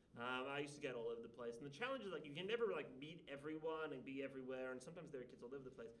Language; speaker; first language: English; native; English